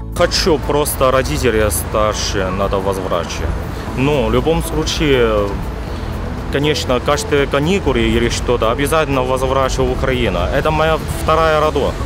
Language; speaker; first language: Ukrainian; non-native, learner; Chinese